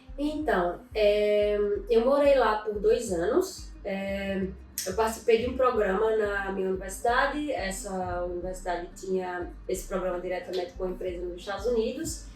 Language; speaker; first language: Portuguese; native; Portuguese